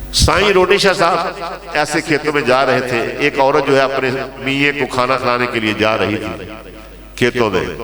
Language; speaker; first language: Urdu; non-native, local second language; Punjabi